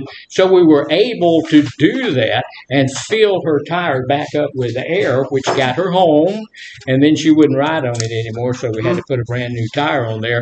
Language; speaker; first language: English; native; English